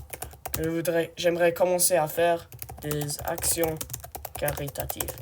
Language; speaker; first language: French; non-native, learner; English